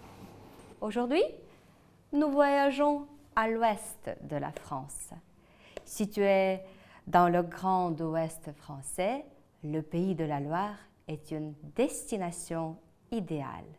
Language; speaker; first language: French; non-native, fluent; Ukrainian